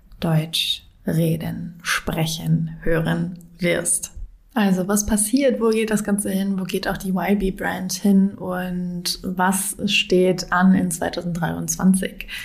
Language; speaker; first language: German; native; German